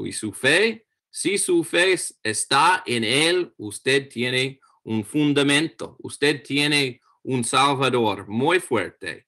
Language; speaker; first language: Spanish; non-native, learner; English